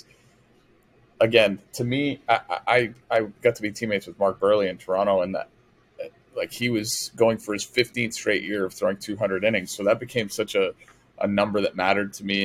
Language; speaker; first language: English; native; English